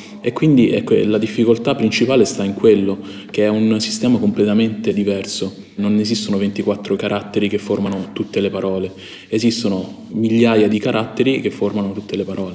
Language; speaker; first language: Italian; early bilingual, other home language; Chinese